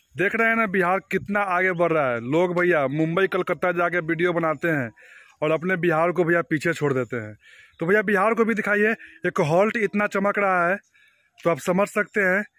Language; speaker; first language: Hindi; native; Hindi